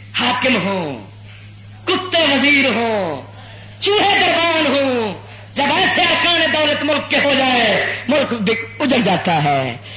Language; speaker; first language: Urdu; non-native, local second language; Punjabi